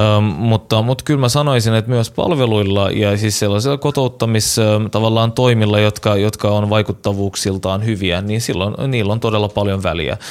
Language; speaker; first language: Finnish; non-native, fluent; Turkish